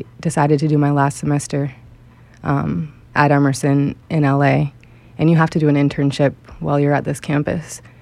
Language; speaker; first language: English; native; English